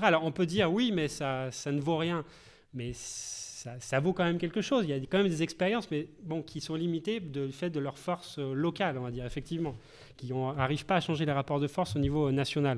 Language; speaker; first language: French; native; French